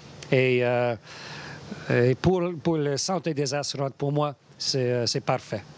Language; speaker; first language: French; non-native, learner; English